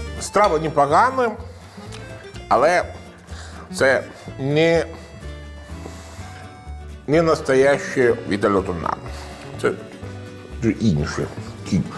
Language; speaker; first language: Ukrainian; non-native, learner; Italian